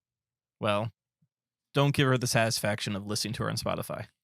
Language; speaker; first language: English; native; English